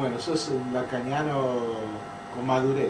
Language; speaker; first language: Spanish; non-native, fluent; English